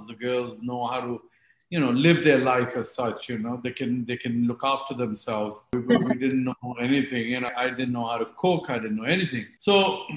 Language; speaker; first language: English; non-native, local second language; Hindi